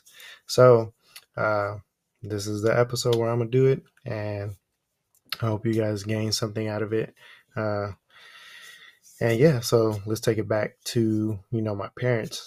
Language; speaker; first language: English; early bilingual, other home language; Spanish